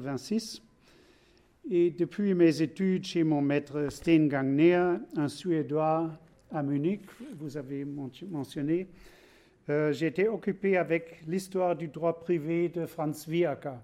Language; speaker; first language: French; non-native, fluent; German